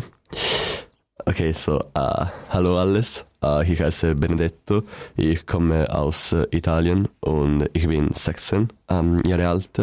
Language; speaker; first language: German; non-native, learner; Italian